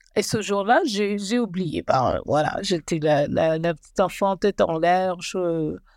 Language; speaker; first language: French; native; French